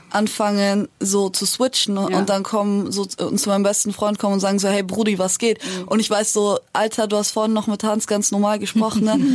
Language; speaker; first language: German; early bilingual, other home language; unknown